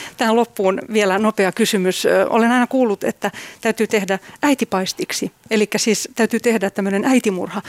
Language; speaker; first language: Finnish; native; Finnish